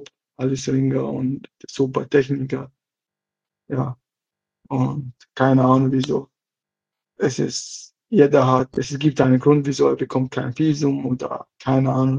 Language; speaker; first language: German; non-native, learner; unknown